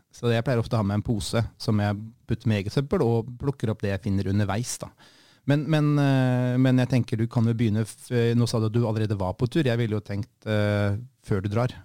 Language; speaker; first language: Norwegian; native; Norwegian